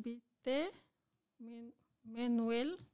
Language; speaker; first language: French; non-native, learner; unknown